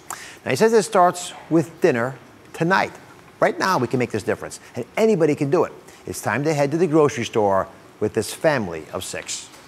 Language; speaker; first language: English; native; English